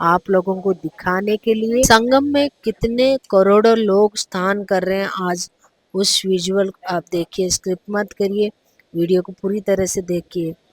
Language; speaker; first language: Hindi; non-native, local second language; Telugu